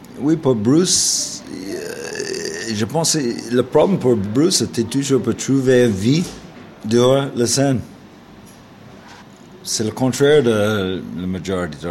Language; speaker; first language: French; non-native, learner; English